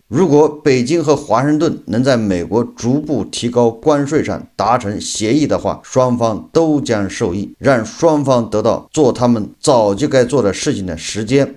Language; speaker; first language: Chinese; native; Chinese